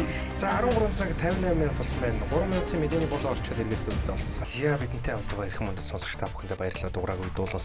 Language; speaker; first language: Mongolian; native; Mongolian